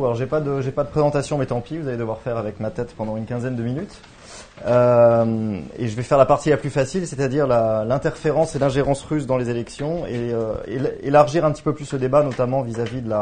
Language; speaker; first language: French; native; French